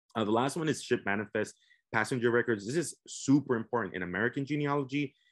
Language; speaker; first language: English; native; English